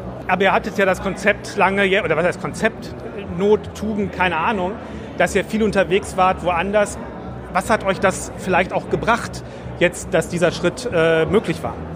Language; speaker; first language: German; native; German